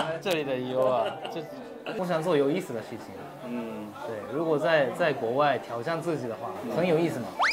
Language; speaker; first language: Chinese; non-native, fluent; Japanese